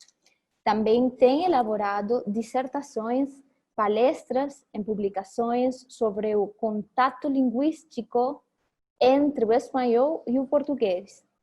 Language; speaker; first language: Portuguese; non-native, fluent; Spanish